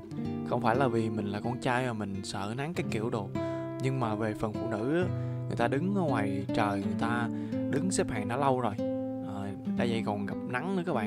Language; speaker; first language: Vietnamese; native; Vietnamese